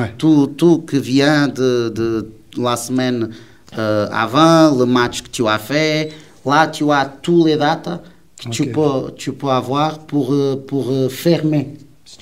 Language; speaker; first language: French; non-native, learner; Portuguese